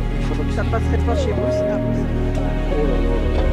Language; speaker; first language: French; native; French